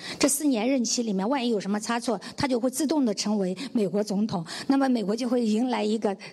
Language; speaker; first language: Chinese; native; Chinese